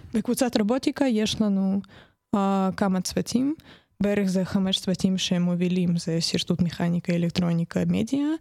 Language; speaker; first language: Hebrew; non-native, fluent; Russian